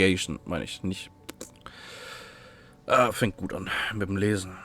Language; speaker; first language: German; native; German